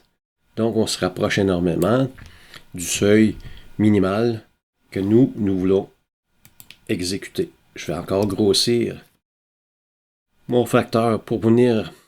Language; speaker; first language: French; native; French